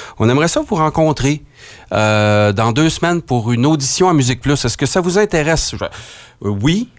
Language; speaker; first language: French; native; French